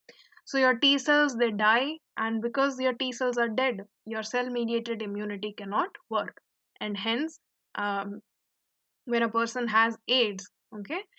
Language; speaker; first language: English; non-native, local second language; Hindi